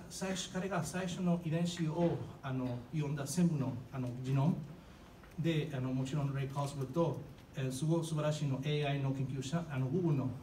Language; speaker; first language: Japanese; non-native, fluent; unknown